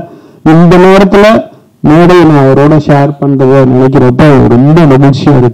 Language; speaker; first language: Tamil; native; Tamil